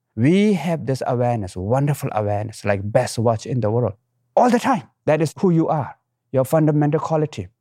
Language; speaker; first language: English; non-native, local second language; Tibetan